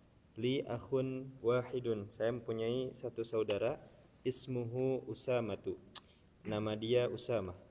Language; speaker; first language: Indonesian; non-native, learner; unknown